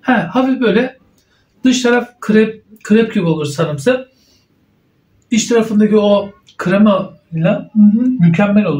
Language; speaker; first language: Turkish; native; Turkish